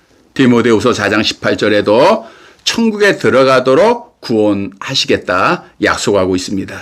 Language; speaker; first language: Korean; native; Korean